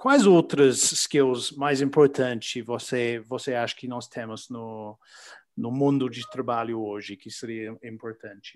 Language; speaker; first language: Portuguese; non-native, learner; English